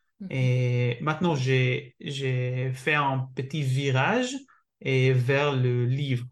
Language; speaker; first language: French; non-native, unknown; Hebrew